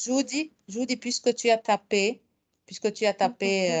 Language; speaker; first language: French; non-native, fluent; Arabic